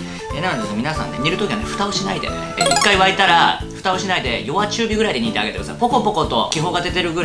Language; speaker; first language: Japanese; native; Japanese